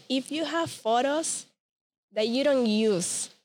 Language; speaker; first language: English; non-native, learner; Spanish